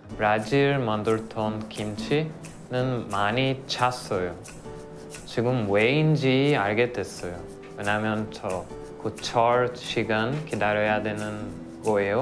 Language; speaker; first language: Korean; non-native, learner; Portuguese